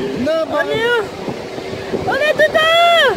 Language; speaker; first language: French; native; French